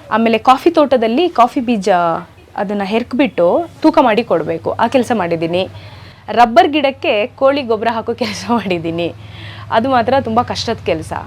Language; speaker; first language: Kannada; non-native, local second language; Urdu